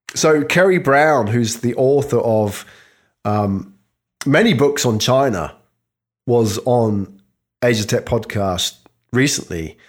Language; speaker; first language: English; native; English